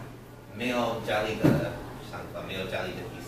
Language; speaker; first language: Chinese; non-native, learner; English